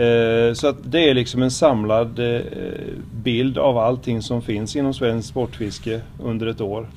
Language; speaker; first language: Swedish; native; Swedish